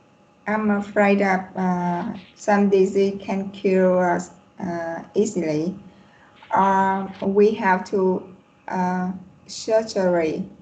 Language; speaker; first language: English; non-native, learner; Vietnamese